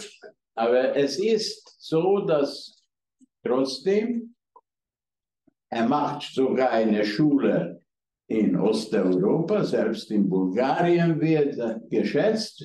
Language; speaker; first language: German; non-native, fluent; Hungarian